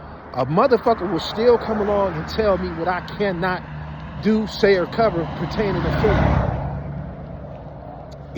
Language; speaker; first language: English; native; English